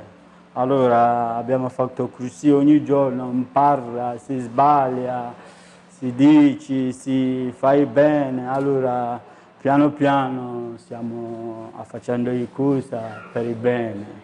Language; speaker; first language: Italian; non-native, learner; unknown